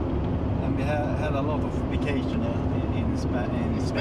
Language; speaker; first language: English; non-native, fluent; Swedish